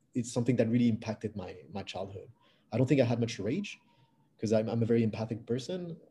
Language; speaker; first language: English; non-native, fluent; French